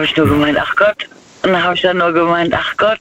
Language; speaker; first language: German; native; German